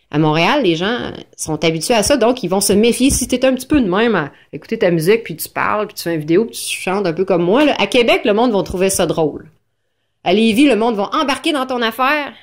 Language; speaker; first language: French; native; French